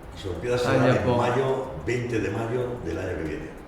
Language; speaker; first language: Spanish; native; Spanish